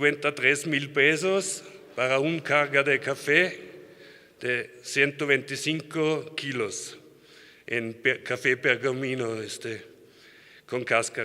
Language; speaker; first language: Spanish; non-native, learner; German